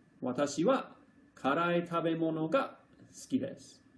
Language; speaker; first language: Japanese; non-native, fluent; English